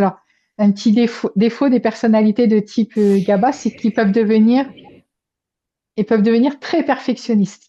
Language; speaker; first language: French; native; French